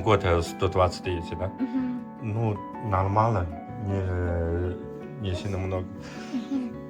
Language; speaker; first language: Russian; non-native, learner; Chinese